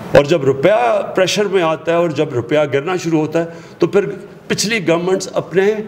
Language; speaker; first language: Urdu; native; Urdu